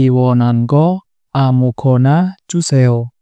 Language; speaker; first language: Korean; non-native, fluent; Indonesian